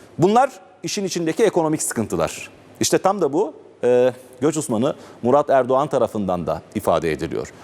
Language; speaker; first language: Turkish; native; Turkish